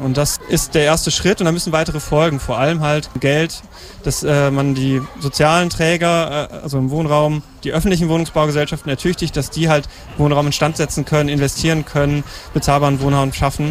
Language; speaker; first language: German; native; German